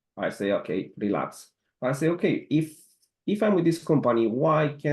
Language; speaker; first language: English; non-native, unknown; Romanian